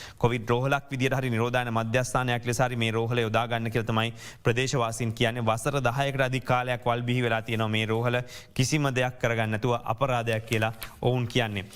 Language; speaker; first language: Sinhala; native; Sinhala